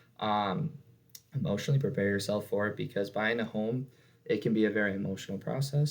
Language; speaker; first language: English; native; English